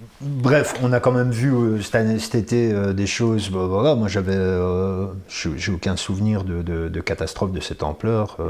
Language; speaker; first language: French; native; French